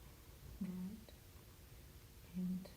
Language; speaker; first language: English; non-native, learner; Russian